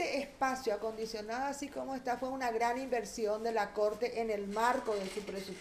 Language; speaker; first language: Spanish; native; Spanish